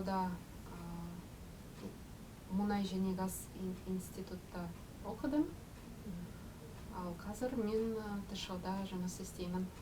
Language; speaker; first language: Kazakh; non-native, local second language; Russian